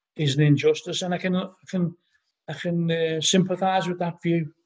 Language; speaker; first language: English; native; English